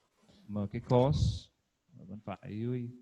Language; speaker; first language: Vietnamese; non-native, learner; English